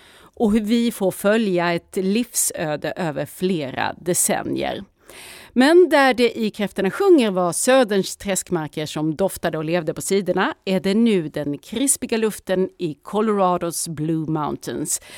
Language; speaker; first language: Swedish; native; Swedish